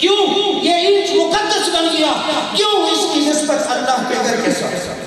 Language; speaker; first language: Urdu; non-native, local second language; Pashto